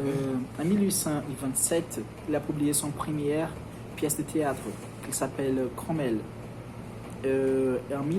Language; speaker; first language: French; non-native, learner; Portuguese